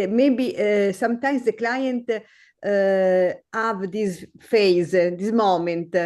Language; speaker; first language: English; non-native, learner; Italian